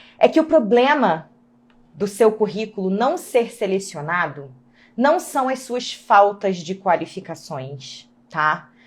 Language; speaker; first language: Portuguese; native; Portuguese